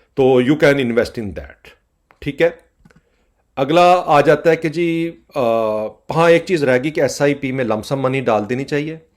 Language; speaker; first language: Urdu; native; Urdu